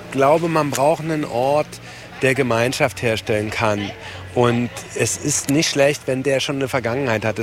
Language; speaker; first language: German; native; German